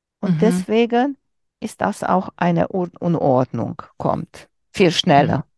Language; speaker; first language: German; non-native, learner; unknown